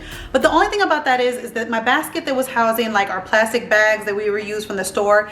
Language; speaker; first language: English; native; English